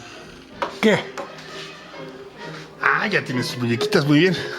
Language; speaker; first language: Spanish; native; Spanish